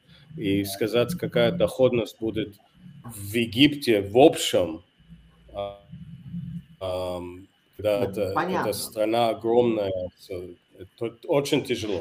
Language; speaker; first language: Russian; non-native, fluent; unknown